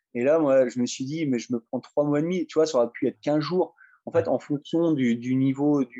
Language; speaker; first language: French; native; French